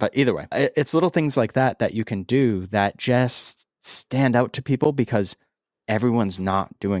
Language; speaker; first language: English; native; English